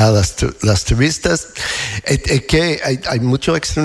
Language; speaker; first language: Spanish; non-native, learner; English